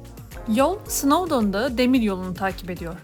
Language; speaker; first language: Turkish; native; Turkish